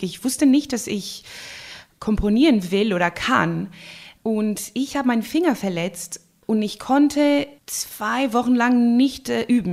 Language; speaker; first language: German; non-native, fluent; Greek